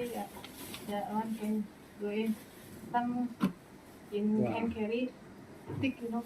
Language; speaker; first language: English; non-native, learner; Indonesian